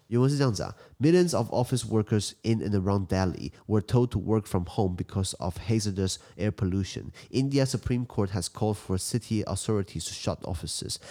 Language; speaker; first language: English; non-native, fluent; Chinese